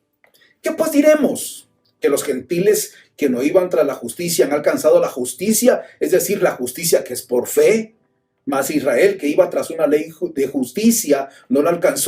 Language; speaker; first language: Spanish; native; Spanish